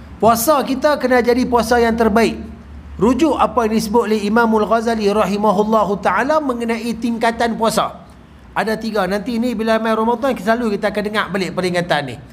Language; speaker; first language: Malay; native; Malay